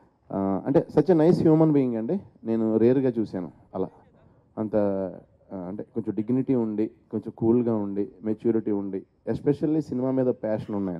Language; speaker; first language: Telugu; native; Telugu